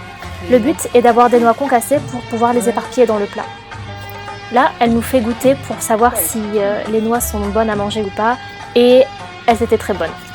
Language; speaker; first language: French; native; French